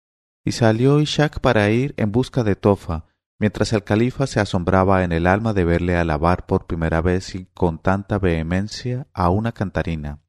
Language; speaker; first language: Spanish; native; Spanish